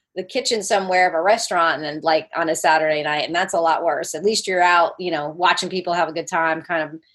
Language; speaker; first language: English; native; English